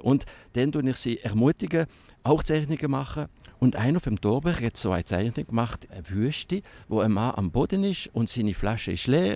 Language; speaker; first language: German; non-native, local second language; French